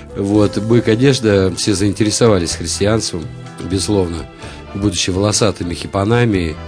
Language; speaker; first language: Russian; native; Russian